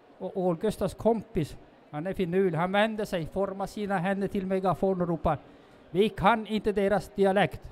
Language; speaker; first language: Swedish; non-native, local second language; Northern Sami